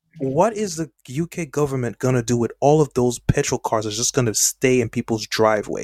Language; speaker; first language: English; native; English